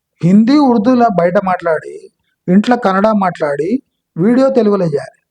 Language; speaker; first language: Telugu; non-native, local second language; Kannada